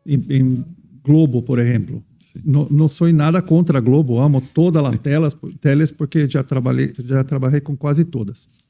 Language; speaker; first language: Spanish; non-native, fluent; Portuguese